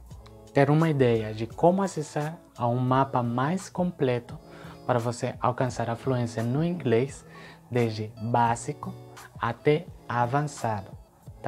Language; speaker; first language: Portuguese; non-native, fluent; Spanish